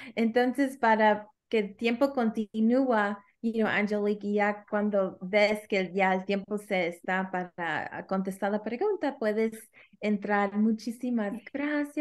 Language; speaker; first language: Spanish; early bilingual, heritage; Spanish